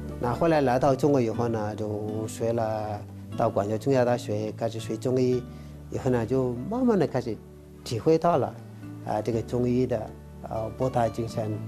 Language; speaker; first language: Chinese; non-native, fluent; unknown